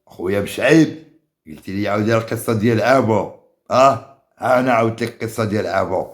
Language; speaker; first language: Arabic; native; Arabic